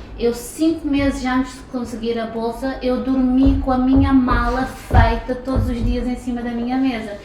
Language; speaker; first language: Portuguese; non-native, local second language; Kabuverdianu